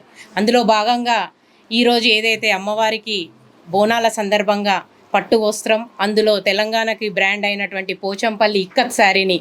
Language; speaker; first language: Telugu; native; Telugu